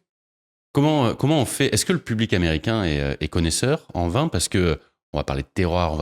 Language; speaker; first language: French; native; French